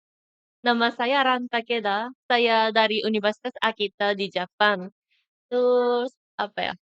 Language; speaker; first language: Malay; non-native, learner; Japanese